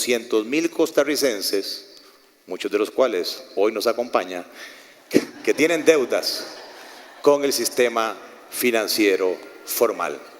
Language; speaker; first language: Spanish; native; Spanish